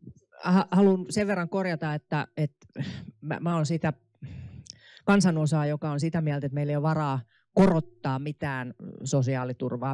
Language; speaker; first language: Finnish; native; Finnish